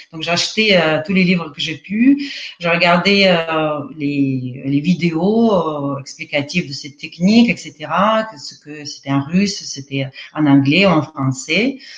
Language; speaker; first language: French; non-native, fluent; Russian